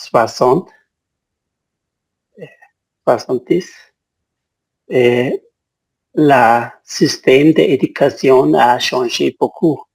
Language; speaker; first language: French; non-native, learner; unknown